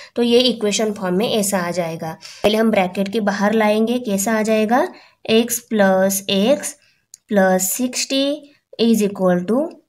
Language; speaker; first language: Hindi; non-native, local second language; Marathi